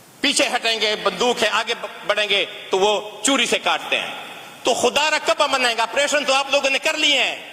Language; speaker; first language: Urdu; non-native, local second language; Pashto